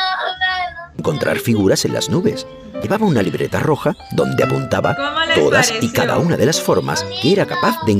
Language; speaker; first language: Spanish; native; Spanish